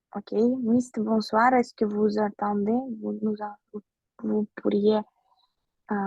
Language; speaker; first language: French; non-native, fluent; Russian